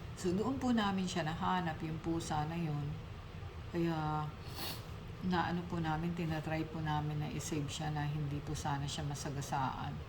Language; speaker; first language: Filipino; native; Filipino